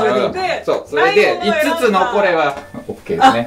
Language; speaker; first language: Japanese; native; Japanese